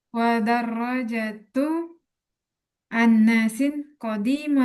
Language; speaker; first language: Arabic; non-native, learner; Indonesian